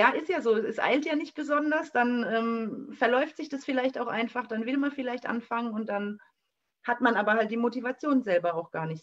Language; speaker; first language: German; native; German